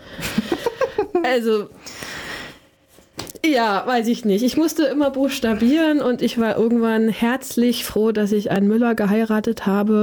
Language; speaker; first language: German; native; German